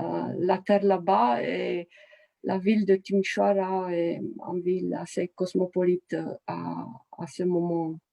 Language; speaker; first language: French; non-native, fluent; Romanian